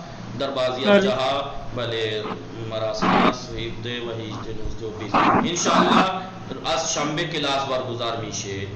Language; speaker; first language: Persian; non-native, fluent; Urdu